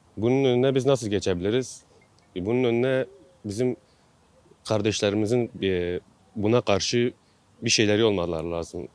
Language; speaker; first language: Turkish; non-native, local second language; Kurdish